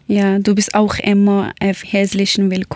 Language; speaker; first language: German; non-native, learner; Persian